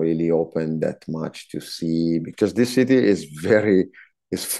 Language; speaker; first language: English; non-native, fluent; Italian